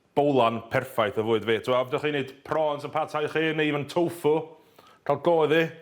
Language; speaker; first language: Welsh; native; Welsh